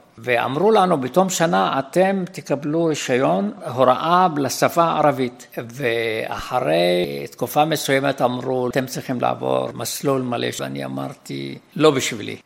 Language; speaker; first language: Hebrew; non-native, fluent; Arabic